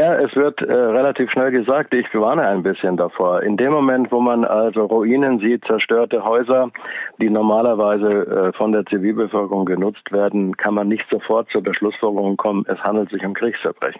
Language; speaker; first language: German; native; German